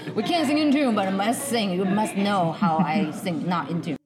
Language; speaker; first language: English; non-native, fluent; Chinese